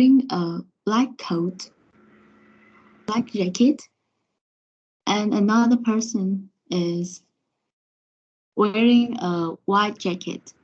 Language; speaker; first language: English; non-native, learner; Vietnamese